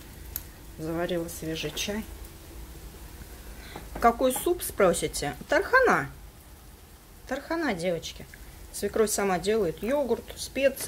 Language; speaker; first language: Russian; native; Russian